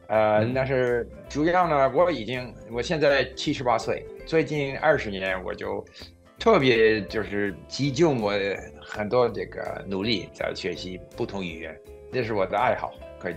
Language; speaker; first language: Chinese; non-native, fluent; English